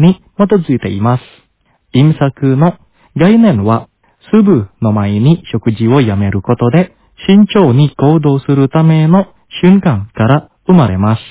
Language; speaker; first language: Japanese; non-native, fluent; Indonesian